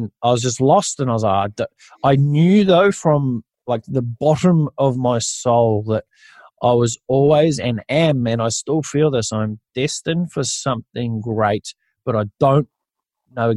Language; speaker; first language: English; native; English